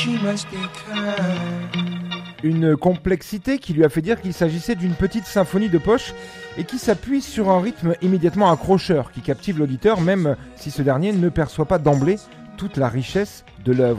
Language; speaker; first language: French; native; French